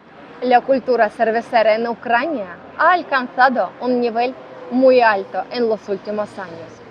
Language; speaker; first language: Spanish; non-native, learner; Ukrainian